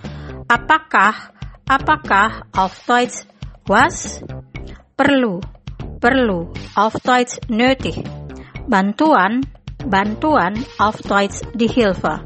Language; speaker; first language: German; non-native, fluent; Indonesian